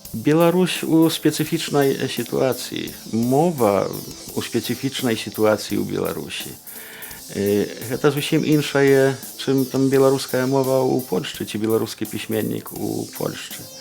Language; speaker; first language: Belarusian; native; Belarusian